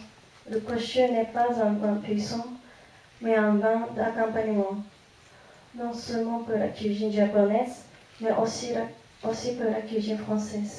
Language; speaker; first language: French; non-native, fluent; Japanese